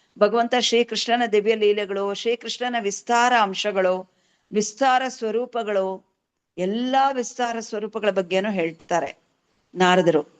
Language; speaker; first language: Kannada; native; Kannada